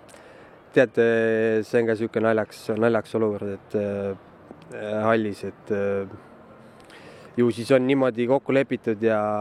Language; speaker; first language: Estonian; native; Estonian